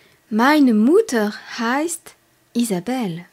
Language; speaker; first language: German; non-native, fluent; French